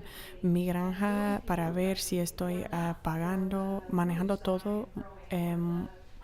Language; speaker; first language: Spanish; non-native, fluent; English